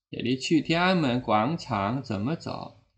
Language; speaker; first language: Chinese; non-native, fluent; Indonesian